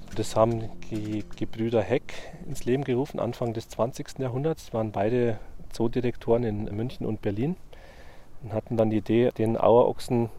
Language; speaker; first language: German; native; German